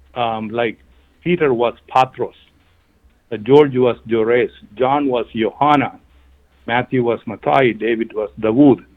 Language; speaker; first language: English; non-native, local second language; Malayalam